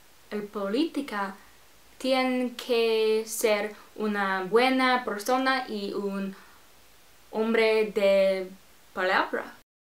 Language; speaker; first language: Spanish; non-native, learner; English